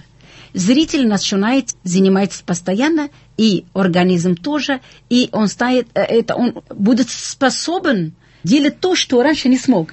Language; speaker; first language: Russian; non-native, fluent; Arabic